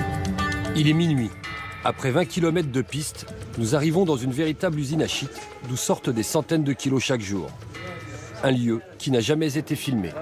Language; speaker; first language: French; native; French